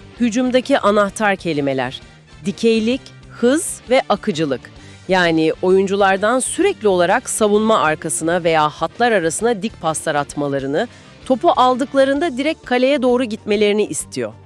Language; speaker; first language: Turkish; native; Turkish